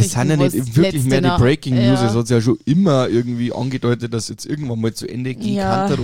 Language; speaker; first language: German; native; German